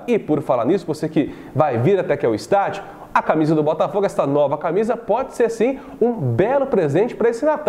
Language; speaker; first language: Portuguese; native; Portuguese